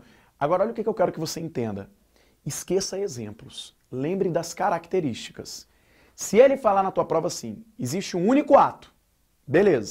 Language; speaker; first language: Portuguese; native; Portuguese